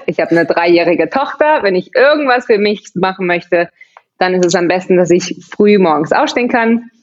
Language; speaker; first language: German; early bilingual, heritage; German